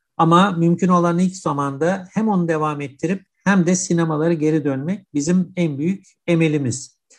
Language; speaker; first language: Turkish; native; Turkish